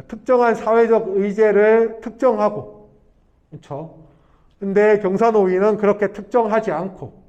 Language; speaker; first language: Korean; native; Korean